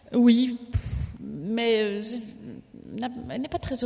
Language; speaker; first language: French; native; French